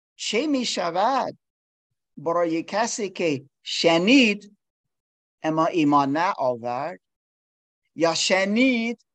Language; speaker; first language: Persian; non-native, learner; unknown